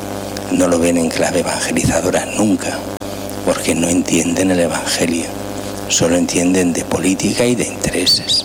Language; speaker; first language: Spanish; native; Spanish